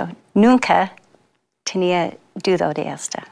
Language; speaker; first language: Spanish; non-native, fluent; English